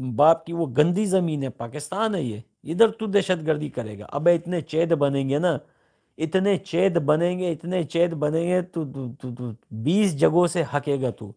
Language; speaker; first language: Urdu; non-native, local second language; Pashto